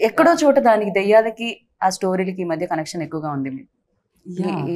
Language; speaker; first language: Telugu; native; Telugu